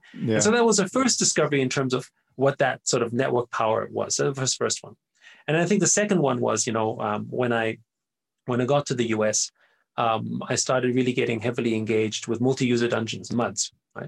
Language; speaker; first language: English; non-native, fluent; German